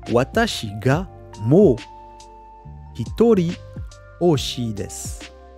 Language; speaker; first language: Japanese; non-native, learner; French